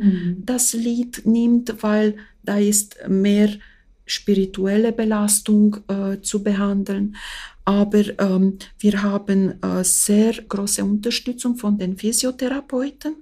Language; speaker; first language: German; non-native, fluent; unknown